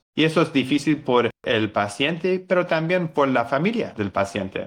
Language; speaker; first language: Spanish; non-native, learner; English